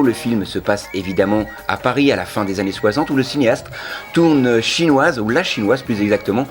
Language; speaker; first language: French; native; French